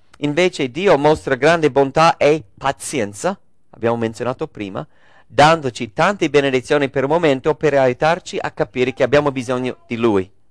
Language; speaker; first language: Italian; non-native, fluent; English